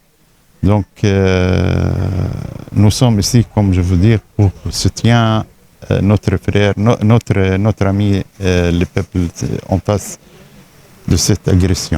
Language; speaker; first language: French; non-native, learner; Arabic